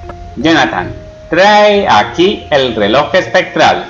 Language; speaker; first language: Spanish; native; Spanish